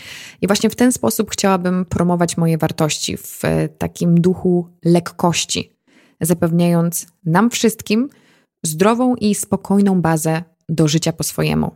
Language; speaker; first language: Polish; native; Polish